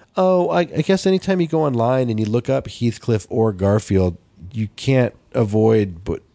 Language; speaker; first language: English; native; English